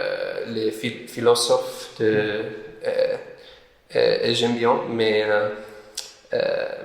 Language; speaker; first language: French; non-native, learner; English